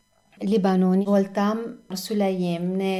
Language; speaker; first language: Hungarian; non-native, fluent; Arabic